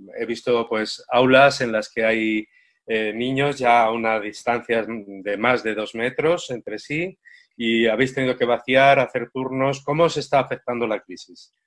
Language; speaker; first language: Spanish; native; Spanish